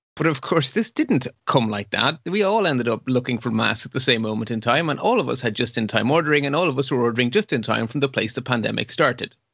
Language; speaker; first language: English; non-native, fluent; Dutch